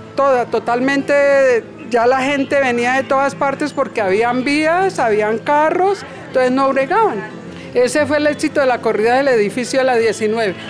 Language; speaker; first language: Spanish; native; Spanish